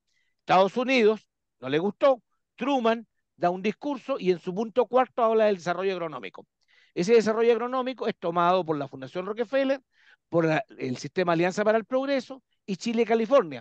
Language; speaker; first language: Spanish; native; Spanish